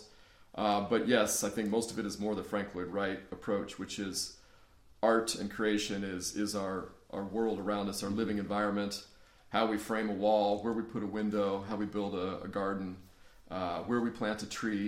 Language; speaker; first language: English; native; English